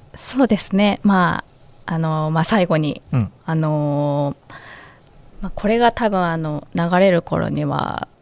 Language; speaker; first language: Japanese; native; Japanese